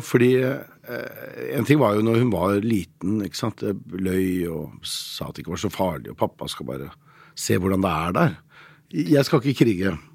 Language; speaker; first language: Norwegian; native; Norwegian